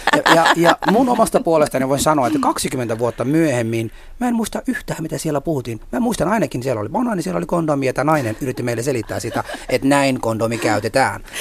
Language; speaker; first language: Finnish; non-native, fluent; Somali